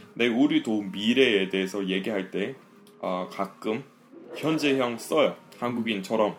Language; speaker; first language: Korean; non-native, fluent; English